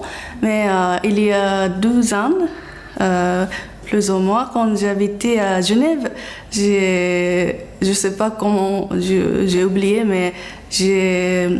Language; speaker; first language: French; non-native, learner; Japanese